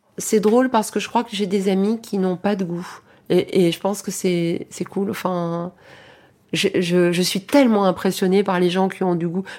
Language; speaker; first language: French; early bilingual, heritage; French